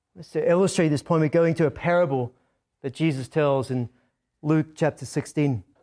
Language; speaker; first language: English; native; English